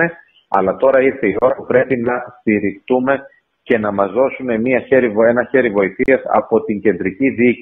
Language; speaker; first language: Greek; native; Greek